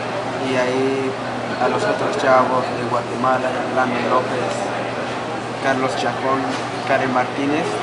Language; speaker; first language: Spanish; non-native, local second language; Tzotzil